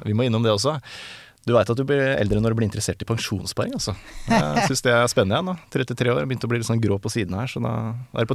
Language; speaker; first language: Norwegian; native; Norwegian